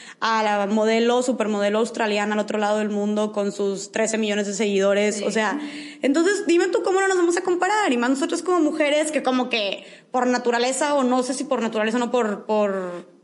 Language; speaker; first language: Spanish; native; Spanish